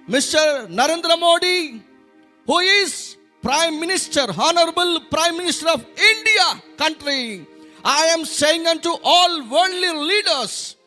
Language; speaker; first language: English; non-native, local second language; Telugu